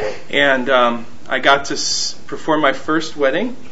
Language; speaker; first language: English; native; English